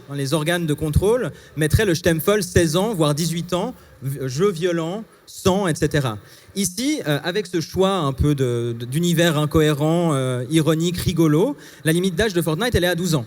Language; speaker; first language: French; native; French